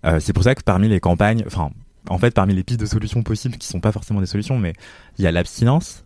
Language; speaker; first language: French; native; French